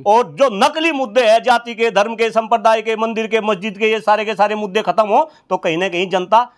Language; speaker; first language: Hindi; native; Hindi